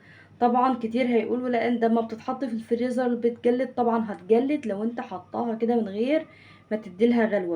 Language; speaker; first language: Arabic; native; Arabic